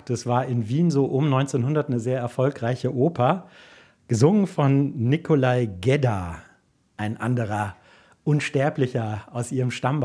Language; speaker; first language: German; native; German